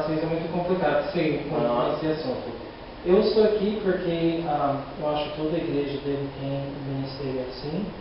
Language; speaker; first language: Portuguese; non-native, learner; English